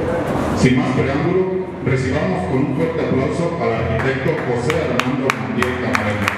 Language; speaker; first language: Spanish; native; Spanish